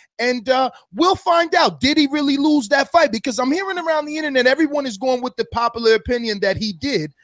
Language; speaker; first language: English; native; English